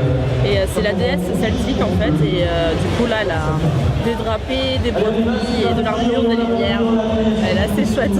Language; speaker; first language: French; native; French